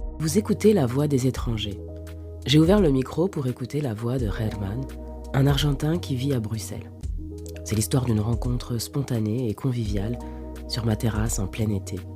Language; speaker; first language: French; native; French